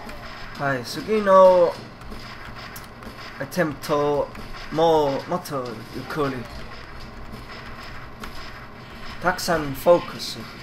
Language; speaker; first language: Japanese; non-native, learner; English